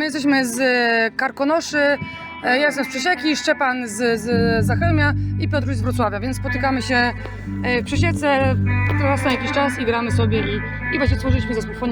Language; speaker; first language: Polish; native; Polish